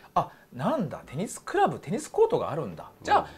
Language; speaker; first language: Japanese; native; Japanese